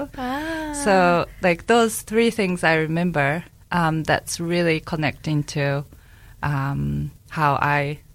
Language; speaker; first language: English; non-native, fluent; Japanese